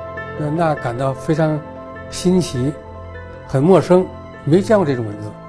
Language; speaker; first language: Chinese; native; Chinese